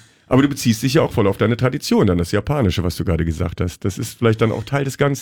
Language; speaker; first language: German; native; German